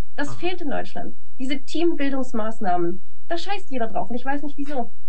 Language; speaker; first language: German; native; German